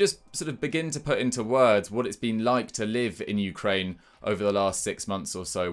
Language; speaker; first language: English; native; English